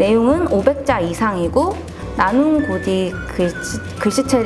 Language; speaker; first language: Korean; native; Korean